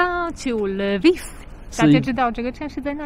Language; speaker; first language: Chinese; non-native, fluent; Polish